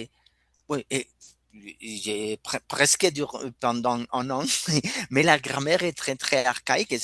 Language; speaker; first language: French; non-native, fluent; Spanish